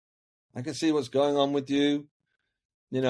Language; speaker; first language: English; native; English